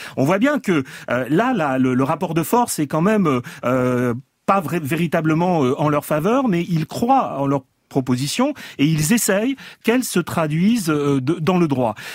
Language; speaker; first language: French; native; French